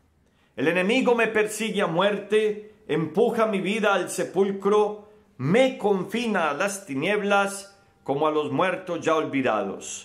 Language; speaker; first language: Spanish; native; Spanish